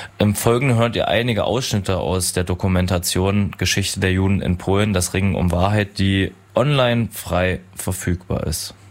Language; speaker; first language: German; native; German